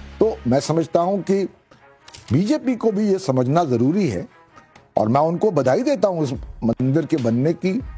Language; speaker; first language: Hindi; native; Hindi